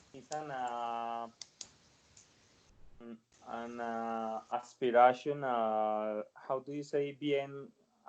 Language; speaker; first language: English; non-native, learner; Spanish